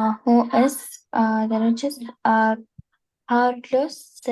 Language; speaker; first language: English; non-native, learner; Arabic